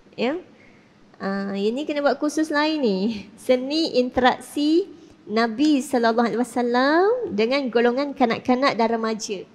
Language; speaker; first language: Malay; native; Malay